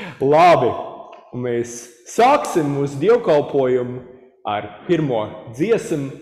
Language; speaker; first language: Latvian; early bilingual, heritage; Latvian